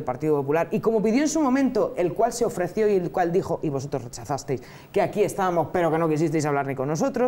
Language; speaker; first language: Spanish; native; Spanish